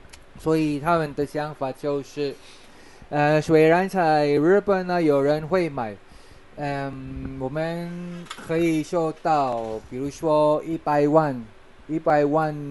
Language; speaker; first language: Chinese; non-native, fluent; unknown